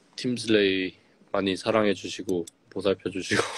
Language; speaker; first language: Korean; native; Korean